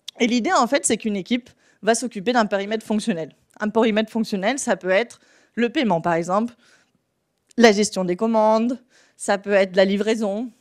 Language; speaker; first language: French; non-native, fluent; Spanish